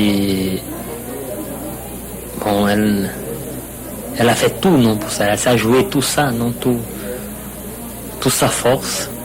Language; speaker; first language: French; non-native, fluent; Portuguese